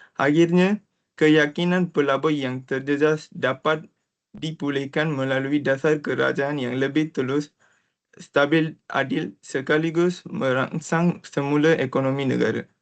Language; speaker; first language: Malay; non-native, local second language; Tamil